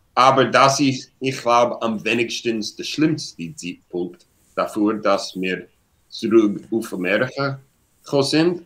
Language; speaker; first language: German; non-native, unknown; English